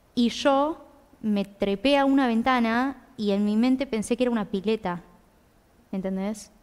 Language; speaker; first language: Spanish; native; Spanish